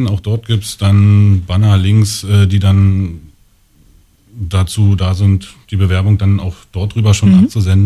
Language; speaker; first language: German; native; German